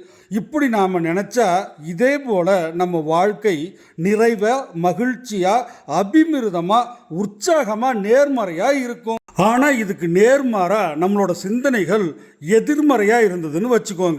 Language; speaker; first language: Tamil; native; Tamil